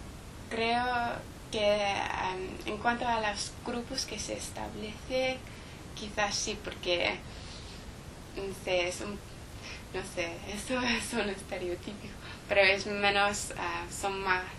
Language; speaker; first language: Spanish; non-native, learner; English